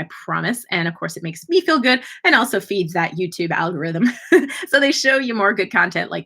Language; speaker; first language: English; native; English